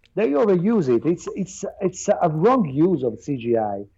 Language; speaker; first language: English; non-native, fluent; Italian